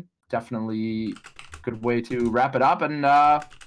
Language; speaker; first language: English; native; English